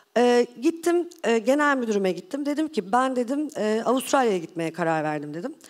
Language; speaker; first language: Turkish; native; Turkish